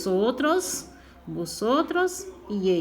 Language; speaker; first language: Spanish; non-native, fluent; Portuguese